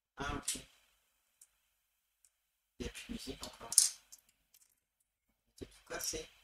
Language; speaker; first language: French; native; French